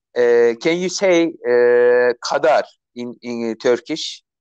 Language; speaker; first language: English; non-native, learner; Turkish